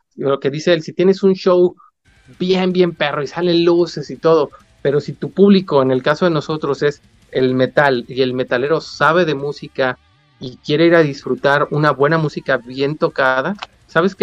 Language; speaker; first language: Spanish; native; Spanish